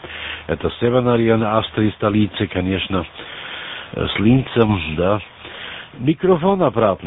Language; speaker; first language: Russian; non-native, learner; German